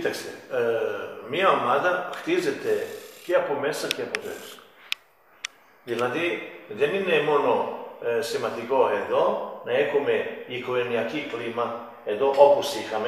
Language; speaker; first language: Greek; non-native, fluent; Serbian